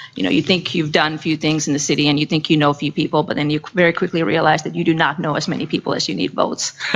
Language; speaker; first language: English; non-native, fluent; Finnish